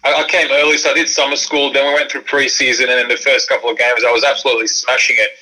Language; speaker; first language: English; early bilingual, other home language; Croatian